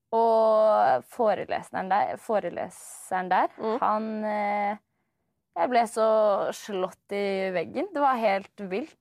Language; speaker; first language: Norwegian; native; Norwegian